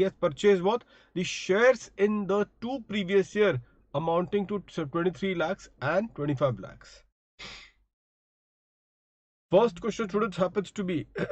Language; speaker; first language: English; non-native, local second language; Hindi